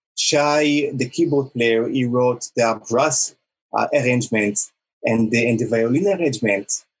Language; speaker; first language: English; non-native, fluent; Hebrew